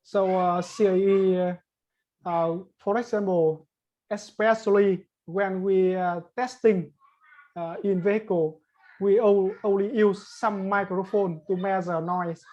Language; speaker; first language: English; non-native, learner; Vietnamese